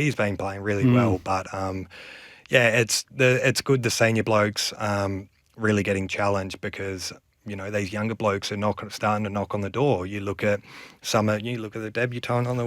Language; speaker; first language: English; native; English